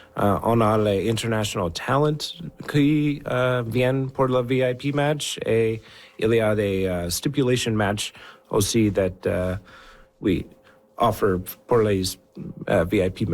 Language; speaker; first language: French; non-native, local second language; English